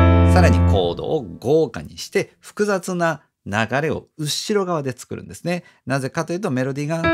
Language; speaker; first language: Japanese; native; Japanese